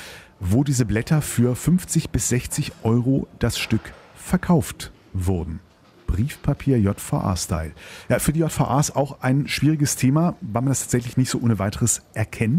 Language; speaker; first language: German; native; German